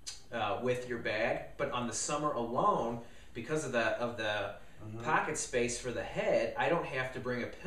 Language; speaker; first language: English; native; English